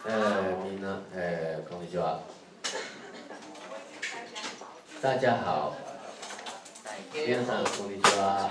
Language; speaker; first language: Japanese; non-native, fluent; Chinese